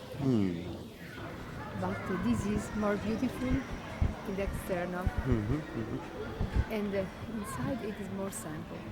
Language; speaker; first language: English; non-native, learner; Italian